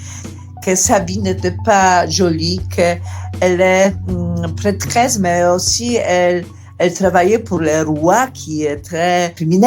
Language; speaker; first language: French; non-native, fluent; Polish